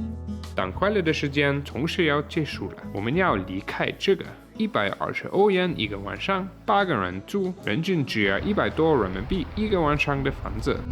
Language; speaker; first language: Chinese; native; Chinese